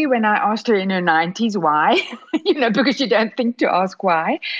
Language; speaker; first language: English; native; English